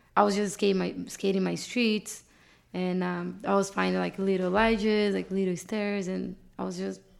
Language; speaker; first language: English; non-native, fluent; Portuguese